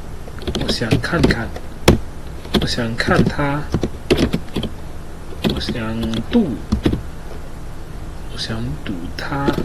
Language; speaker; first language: Chinese; non-native, learner; English